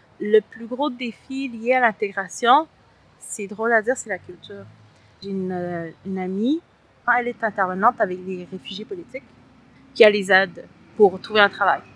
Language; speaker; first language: French; early bilingual, other home language; Spanish